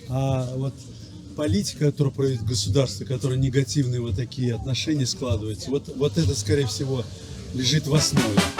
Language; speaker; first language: Russian; native; Russian